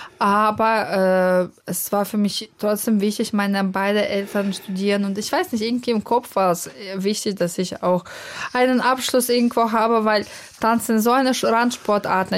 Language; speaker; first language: German; non-native, fluent; Russian